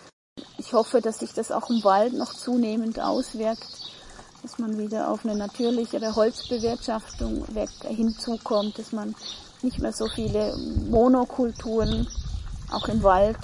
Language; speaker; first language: German; native; German